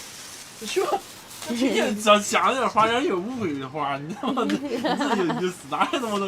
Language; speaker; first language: Chinese; native; Chinese